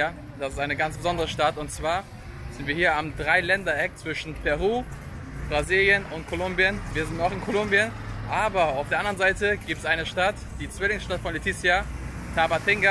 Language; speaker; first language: German; native; German